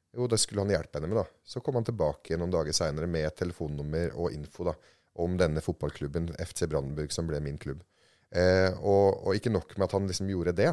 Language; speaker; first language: Norwegian; early bilingual, other home language; Arabic